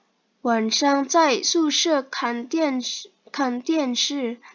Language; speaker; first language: Chinese; non-native, learner; Indonesian